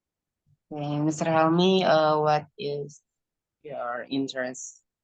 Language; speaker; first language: English; non-native, learner; Indonesian